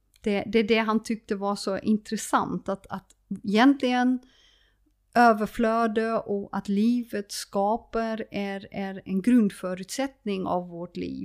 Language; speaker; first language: Swedish; non-native, fluent; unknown